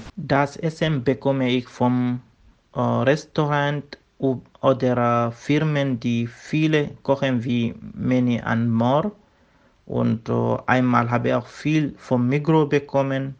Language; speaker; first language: German; non-native, learner; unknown